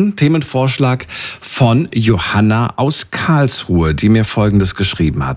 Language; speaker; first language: German; native; German